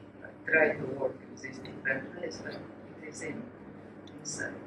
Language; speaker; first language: English; non-native, fluent; Latvian